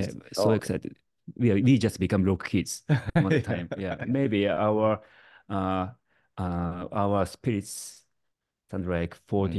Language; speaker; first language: English; non-native, learner; Japanese